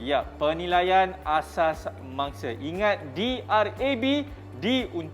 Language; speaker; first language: Malay; native; Malay